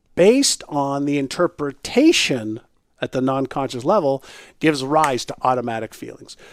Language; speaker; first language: English; non-native, fluent; Hebrew